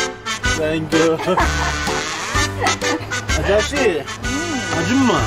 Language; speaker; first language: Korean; non-native, learner; Turkish